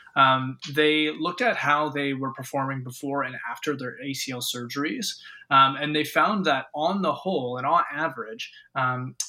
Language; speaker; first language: English; native; English